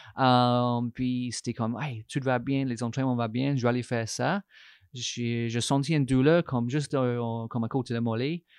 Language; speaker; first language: French; non-native, fluent; English